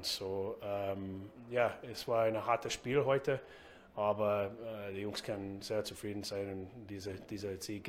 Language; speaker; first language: German; non-native, learner; English